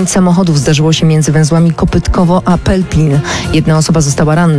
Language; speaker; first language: Polish; native; Polish